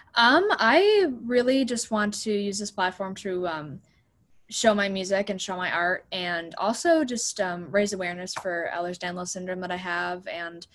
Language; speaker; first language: English; native; English